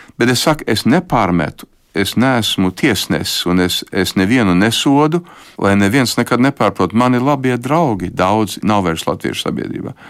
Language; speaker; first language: Latvian; early bilingual, heritage; Latvian